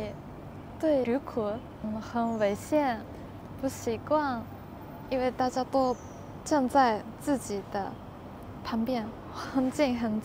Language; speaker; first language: Chinese; non-native, learner; Japanese